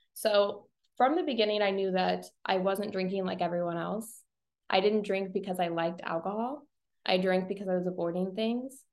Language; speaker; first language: English; native; English